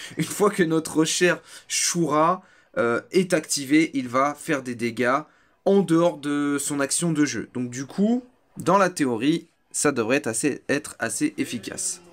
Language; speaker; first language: French; native; French